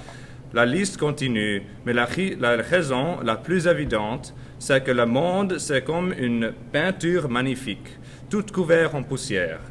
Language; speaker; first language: French; non-native, learner; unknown